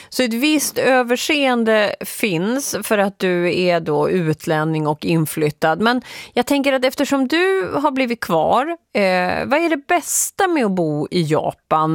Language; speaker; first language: Swedish; native; Swedish